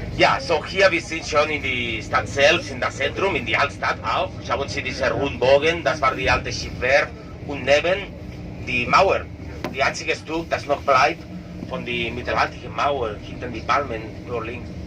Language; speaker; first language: German; non-native, learner; Catalan